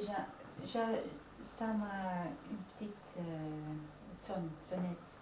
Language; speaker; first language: French; non-native, fluent; Dutch